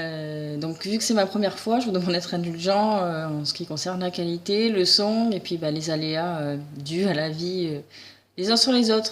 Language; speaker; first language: French; native; French